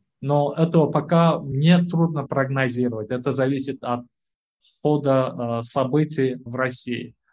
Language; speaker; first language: Russian; non-native, local second language; Uzbek